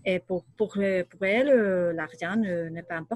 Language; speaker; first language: French; non-native, learner; Spanish